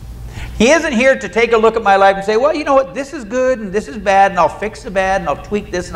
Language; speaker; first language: English; native; English